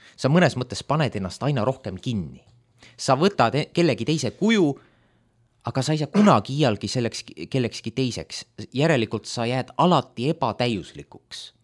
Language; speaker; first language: Estonian; native; Estonian